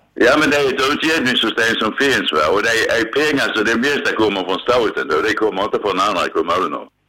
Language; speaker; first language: Swedish; native; Swedish